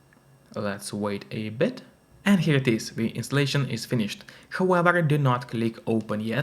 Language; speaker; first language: English; non-native, fluent; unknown